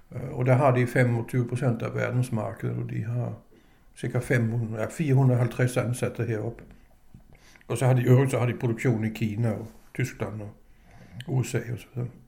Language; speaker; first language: Danish; native; Danish